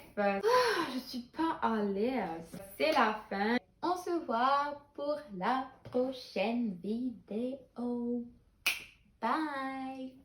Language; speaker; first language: French; non-native, local second language; Haitian Creole